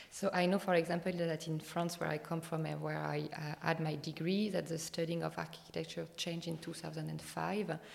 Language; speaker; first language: English; non-native, fluent; French